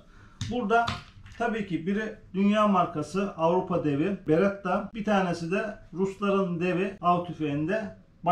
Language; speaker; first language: Turkish; native; Turkish